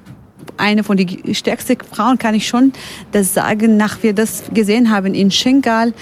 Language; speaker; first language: German; non-native, fluent; Kurdish